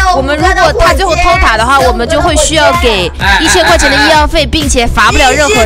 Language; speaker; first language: Chinese; native; Chinese